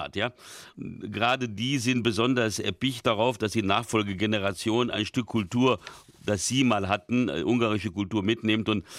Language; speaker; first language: German; early bilingual, other home language; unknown